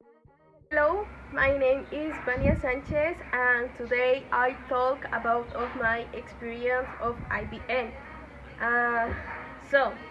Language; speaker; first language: English; non-native, learner; Spanish